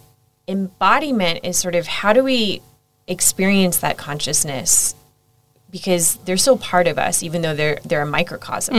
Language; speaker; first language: English; native; English